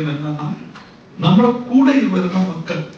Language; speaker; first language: Tamil; non-native, local second language; Malayalam